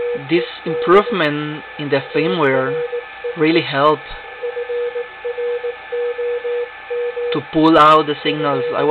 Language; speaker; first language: English; non-native, fluent; Spanish